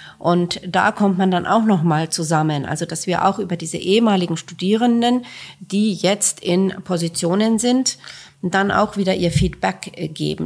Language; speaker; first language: German; non-native, fluent; Finnish